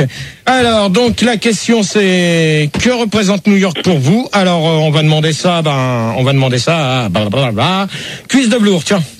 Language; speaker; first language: French; native; French